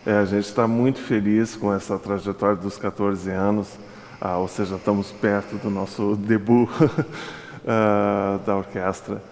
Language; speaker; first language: Portuguese; native; Portuguese